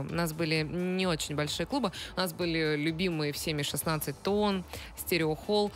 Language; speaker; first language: Russian; native; Russian